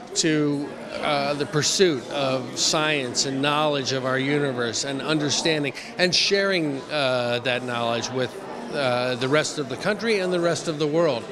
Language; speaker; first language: English; native; English